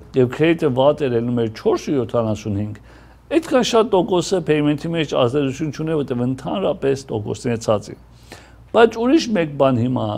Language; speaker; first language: Armenian; early bilingual, heritage; Armenian